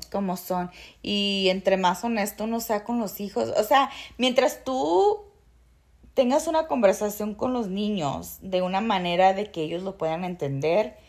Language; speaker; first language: Spanish; early bilingual, heritage; Spanish